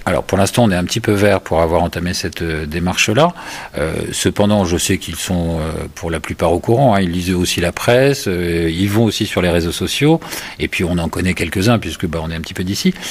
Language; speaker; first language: French; native; French